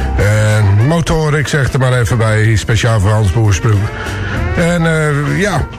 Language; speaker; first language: Dutch; native; Dutch